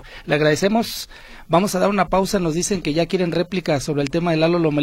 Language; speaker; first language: Spanish; native; Spanish